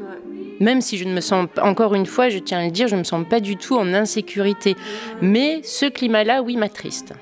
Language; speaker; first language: French; native; French